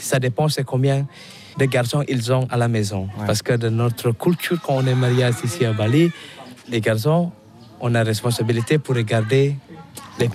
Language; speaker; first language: French; non-native, learner; Balinese